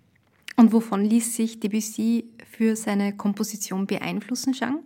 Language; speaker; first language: German; native; German